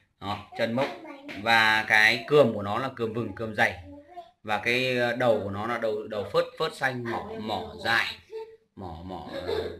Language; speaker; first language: Vietnamese; native; Vietnamese